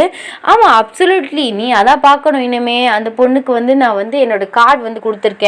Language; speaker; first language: Tamil; native; Tamil